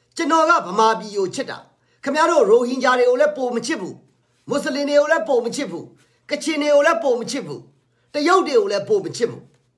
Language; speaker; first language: Burmese; non-native, local second language; Kachin